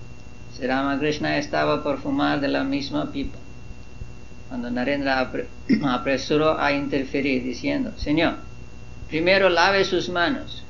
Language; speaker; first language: Spanish; non-native, fluent; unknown